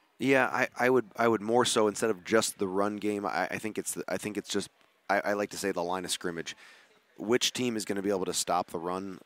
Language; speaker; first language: English; native; English